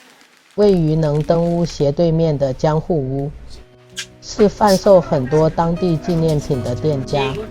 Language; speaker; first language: Chinese; native; Chinese